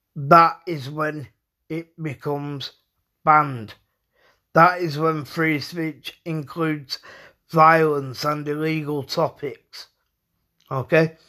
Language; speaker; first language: English; native; English